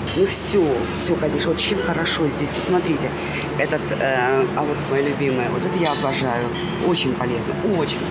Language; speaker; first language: Russian; native; Russian